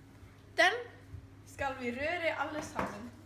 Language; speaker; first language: Danish; non-native, learner; Norwegian